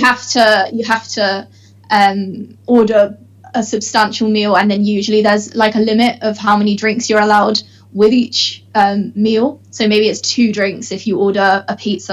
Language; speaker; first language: English; native; English